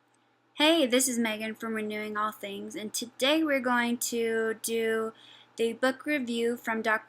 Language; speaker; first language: English; native; English